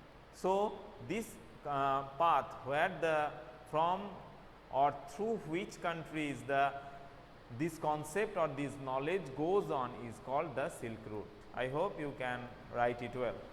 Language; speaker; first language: English; non-native, local second language; Bangla